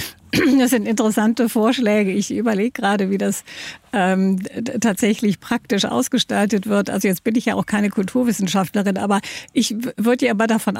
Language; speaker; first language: German; native; German